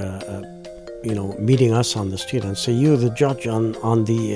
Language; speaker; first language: English; non-native, fluent; Arabic